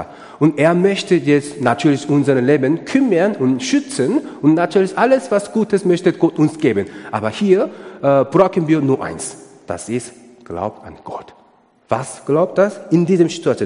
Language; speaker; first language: German; non-native, learner; Korean